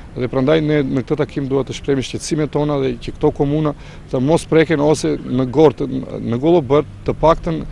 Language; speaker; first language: Albanian; non-native, local second language; Macedonian